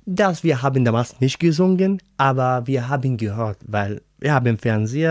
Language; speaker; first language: German; non-native, learner; Arabic